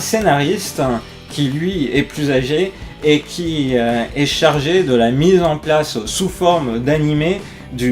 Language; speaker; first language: French; native; French